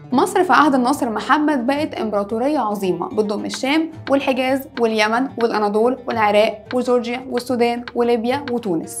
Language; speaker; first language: Arabic; native; Arabic